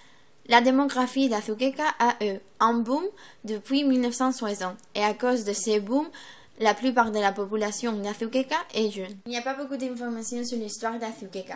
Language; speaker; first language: French; non-native, learner; Spanish